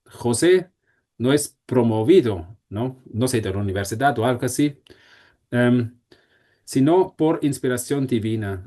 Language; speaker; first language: Spanish; non-native, fluent; German